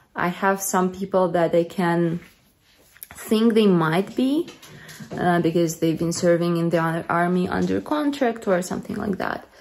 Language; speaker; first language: English; non-native, fluent; Russian